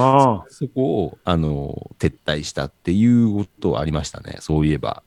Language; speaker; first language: Japanese; native; Japanese